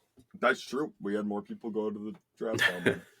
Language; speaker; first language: English; native; English